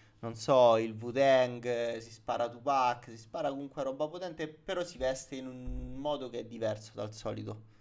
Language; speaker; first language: Italian; native; Italian